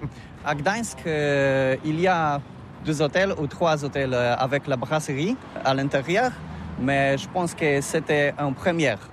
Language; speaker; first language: French; non-native, learner; Polish